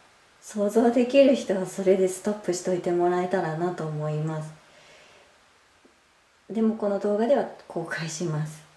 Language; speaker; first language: Japanese; native; Japanese